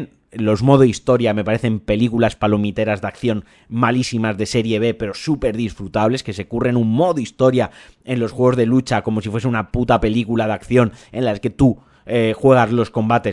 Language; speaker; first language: Spanish; native; Spanish